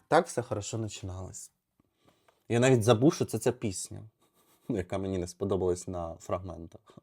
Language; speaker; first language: Ukrainian; non-native, local second language; Russian